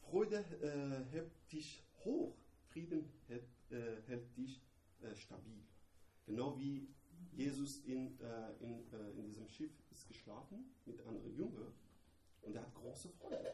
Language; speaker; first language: German; non-native, learner; Persian